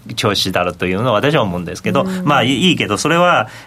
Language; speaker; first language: Japanese; non-native, fluent; Chinese